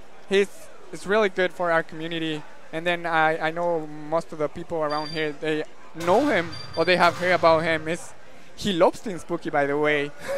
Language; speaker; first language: English; non-native, learner; Spanish